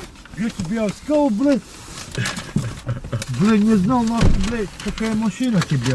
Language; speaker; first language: Russian; native; Russian